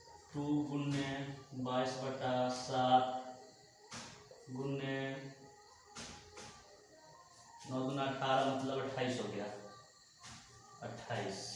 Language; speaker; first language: Hindi; native; Hindi